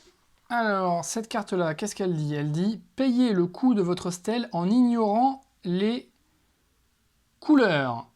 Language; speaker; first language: French; native; French